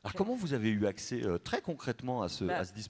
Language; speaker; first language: French; native; French